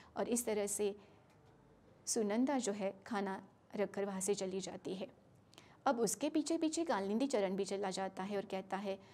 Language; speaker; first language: Hindi; non-native, local second language; Marathi